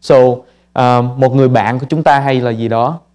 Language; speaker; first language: Vietnamese; early bilingual, heritage; Vietnamese